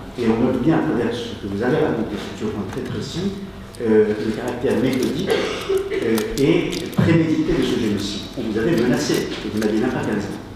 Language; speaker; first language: French; native; French